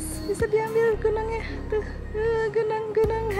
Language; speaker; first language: Indonesian; native; Indonesian